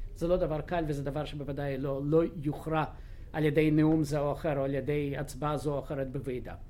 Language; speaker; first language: Hebrew; non-native, fluent; Russian